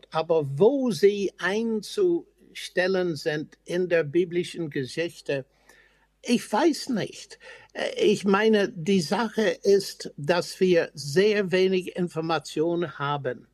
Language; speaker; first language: German; non-native, fluent; English